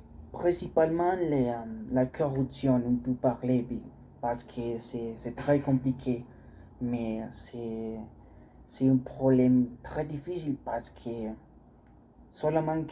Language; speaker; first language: French; non-native, learner; Spanish